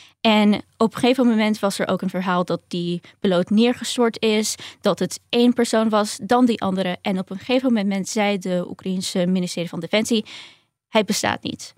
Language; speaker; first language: Dutch; early bilingual, other home language; Ukrainian